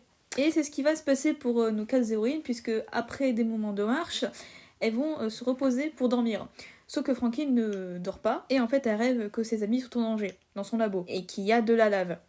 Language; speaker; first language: French; native; French